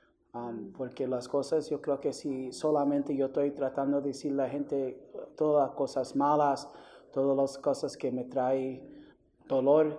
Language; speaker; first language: Spanish; early bilingual, heritage; Spanish